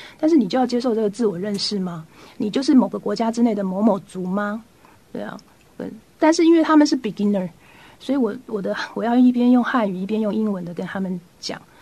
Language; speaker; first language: Chinese; native; Chinese